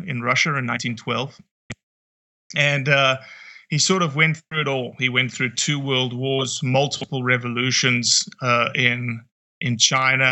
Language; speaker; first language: English; native; English